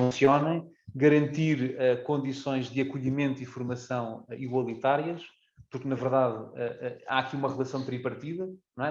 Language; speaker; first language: Portuguese; native; Portuguese